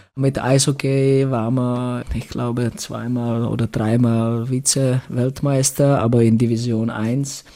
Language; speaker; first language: German; non-native, fluent; Czech